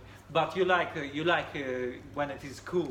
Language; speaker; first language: English; non-native, fluent; Russian